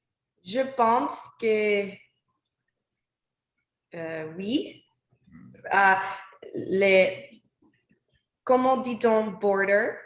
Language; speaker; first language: French; non-native, learner; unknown